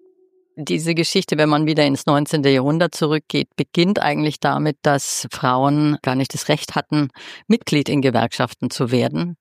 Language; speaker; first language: German; native; German